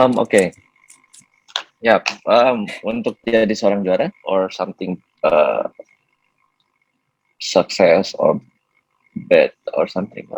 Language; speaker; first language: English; non-native, learner; Indonesian